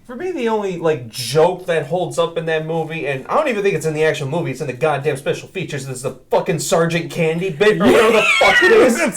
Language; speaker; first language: English; native; English